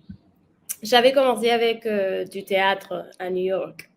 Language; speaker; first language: French; non-native, learner; Spanish